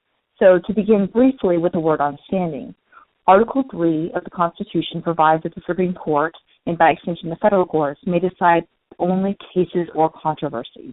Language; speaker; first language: English; native; English